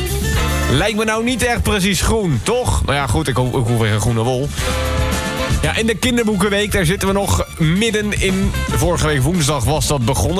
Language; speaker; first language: Dutch; native; Dutch